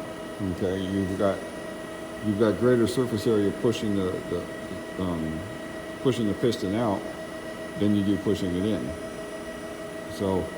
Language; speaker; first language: English; native; English